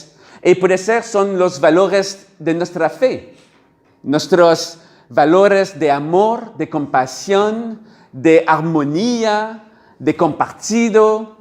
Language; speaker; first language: Spanish; non-native, learner; French